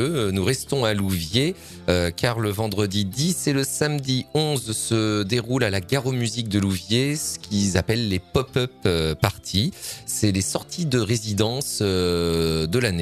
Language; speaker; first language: French; native; French